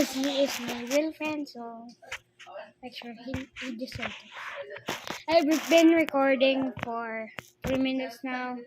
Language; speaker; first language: English; non-native, local second language; Filipino